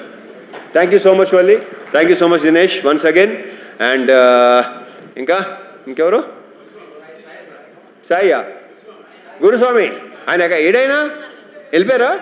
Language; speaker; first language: Telugu; native; Telugu